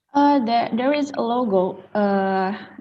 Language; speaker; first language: English; non-native, learner; Indonesian